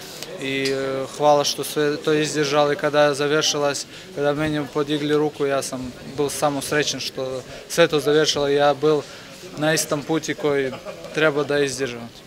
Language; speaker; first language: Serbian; non-native, learner; Russian